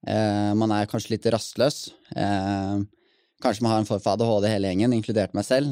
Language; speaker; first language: Norwegian; native; Norwegian